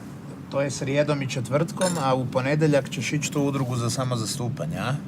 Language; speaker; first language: Croatian; native; Croatian